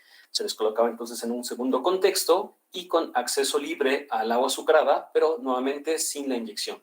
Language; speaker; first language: Spanish; native; Spanish